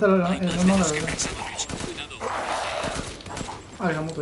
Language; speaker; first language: Spanish; native; Spanish